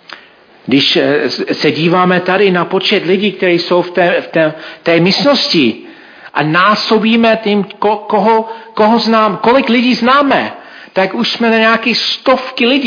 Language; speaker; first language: Czech; non-native, fluent; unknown